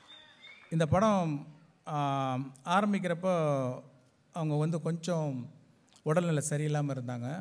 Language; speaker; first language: Tamil; native; Tamil